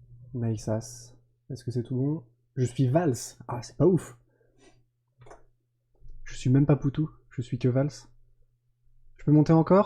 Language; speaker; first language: French; native; French